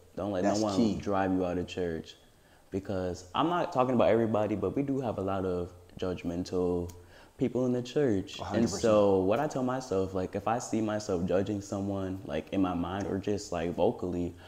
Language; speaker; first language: English; native; English